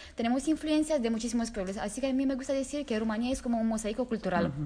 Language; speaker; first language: Spanish; non-native, fluent; Romanian